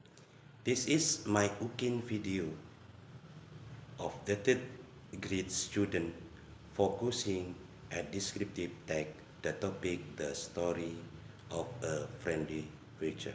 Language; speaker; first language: English; non-native, learner; Indonesian